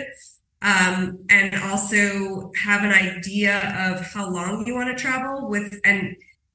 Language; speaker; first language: English; native; English